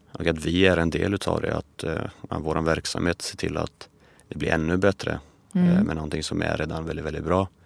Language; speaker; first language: Swedish; early bilingual, other home language; Albanian